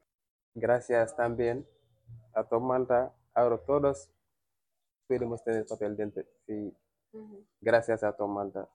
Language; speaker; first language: Spanish; non-native, learner; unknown